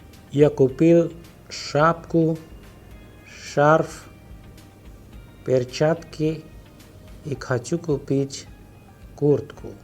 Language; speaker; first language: Russian; non-native, fluent; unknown